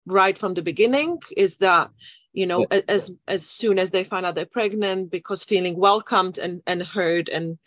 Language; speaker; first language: English; non-native, fluent; Czech